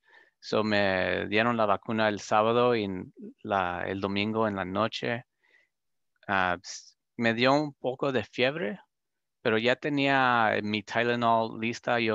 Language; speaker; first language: Spanish; early bilingual, other home language; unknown